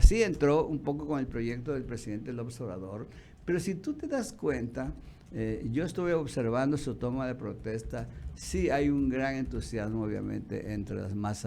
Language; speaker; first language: Spanish; native; Spanish